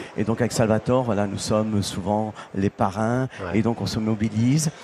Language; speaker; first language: French; early bilingual, other home language; Italian